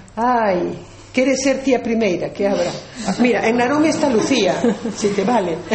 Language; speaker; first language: Galician; non-native, local second language; Spanish